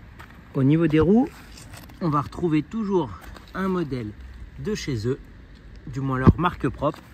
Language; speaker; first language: French; native; French